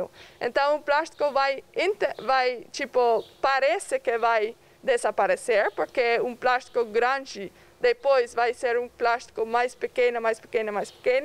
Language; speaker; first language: Portuguese; non-native, fluent; Dutch